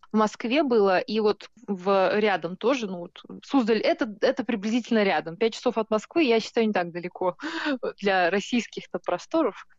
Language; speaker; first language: Russian; native; Russian